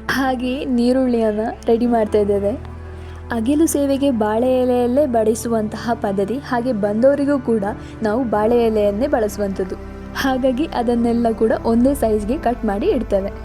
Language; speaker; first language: Kannada; non-native, local second language; Tulu